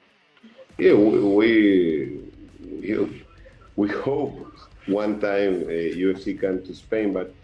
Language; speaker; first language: English; non-native, learner; Spanish